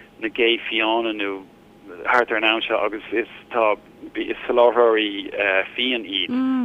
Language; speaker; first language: Irish; non-native, learner; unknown